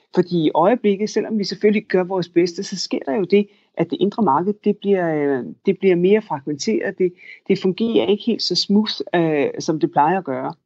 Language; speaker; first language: Danish; native; Danish